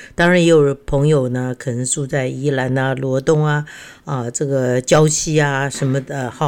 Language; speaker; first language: Chinese; native; Chinese